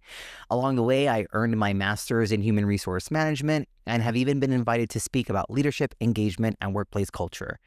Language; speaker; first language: English; native; English